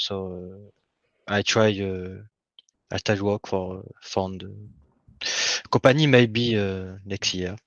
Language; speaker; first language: English; non-native, learner; French